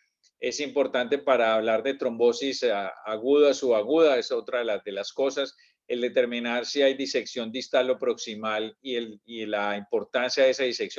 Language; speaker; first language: Spanish; native; Spanish